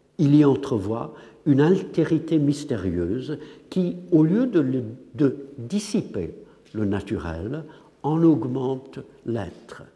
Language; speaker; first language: French; non-native, fluent; English